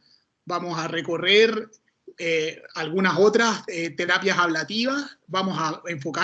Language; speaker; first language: Spanish; native; Spanish